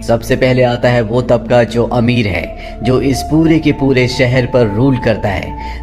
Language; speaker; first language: Hindi; native; Hindi